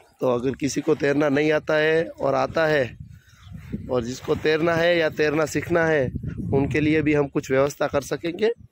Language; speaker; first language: Hindi; non-native, local second language; Gujarati